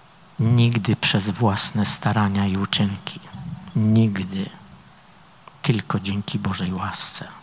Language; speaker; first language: Polish; native; Polish